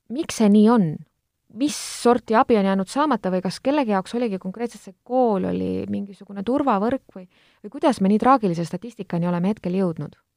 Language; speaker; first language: Estonian; native; Estonian